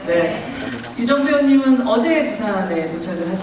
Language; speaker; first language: Korean; native; Korean